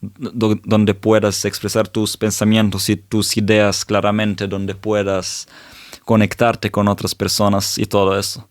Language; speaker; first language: Spanish; non-native, fluent; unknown